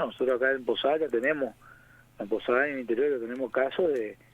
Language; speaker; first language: Spanish; native; Spanish